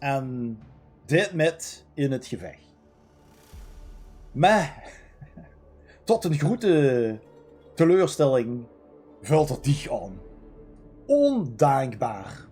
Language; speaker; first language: Dutch; native; Dutch